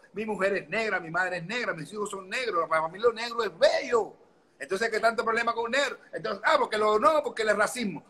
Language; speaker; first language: Spanish; native; Spanish